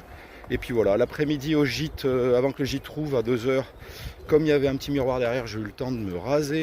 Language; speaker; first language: French; native; French